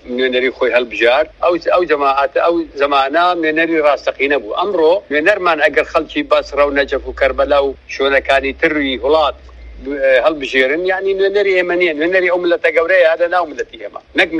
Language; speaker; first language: Central Kurdish; non-native, local second language; Assyrian Neo-Aramaic